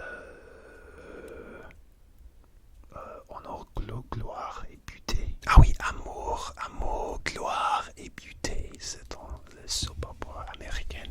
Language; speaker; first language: French; non-native, learner; English